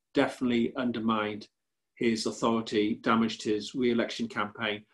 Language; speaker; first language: English; native; English